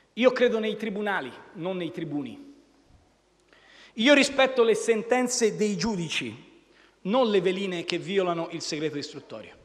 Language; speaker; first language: Italian; native; Italian